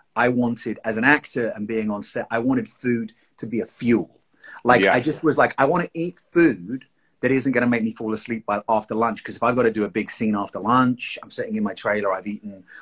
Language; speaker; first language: English; native; English